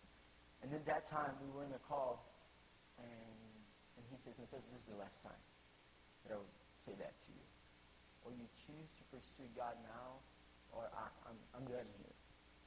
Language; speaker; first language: English; non-native, fluent; Portuguese